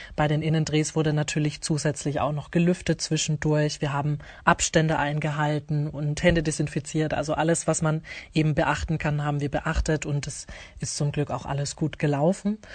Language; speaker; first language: German; native; German